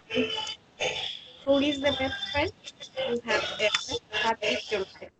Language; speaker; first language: English; non-native, learner; Spanish